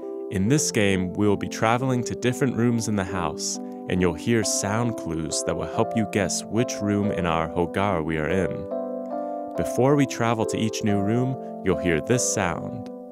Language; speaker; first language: English; native; English